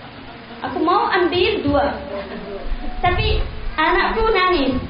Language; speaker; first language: Indonesian; non-native, learner; Arabic